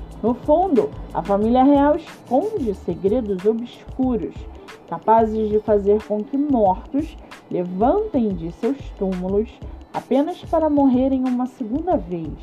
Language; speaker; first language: Portuguese; native; Portuguese